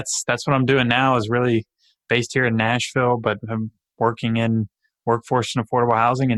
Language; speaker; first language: English; native; English